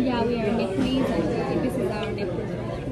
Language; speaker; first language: English; non-native, fluent; Nepali